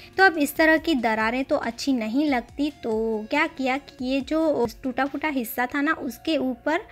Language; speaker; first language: Hindi; non-native, local second language; Gujarati